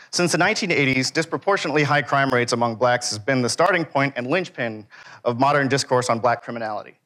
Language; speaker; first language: English; native; English